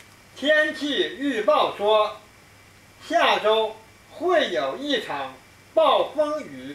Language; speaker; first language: Chinese; non-native, learner; Spanish